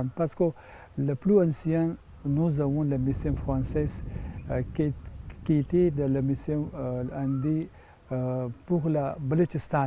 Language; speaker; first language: French; non-native, fluent; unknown